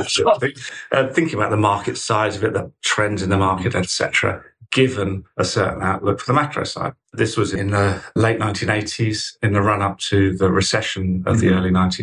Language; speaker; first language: English; native; English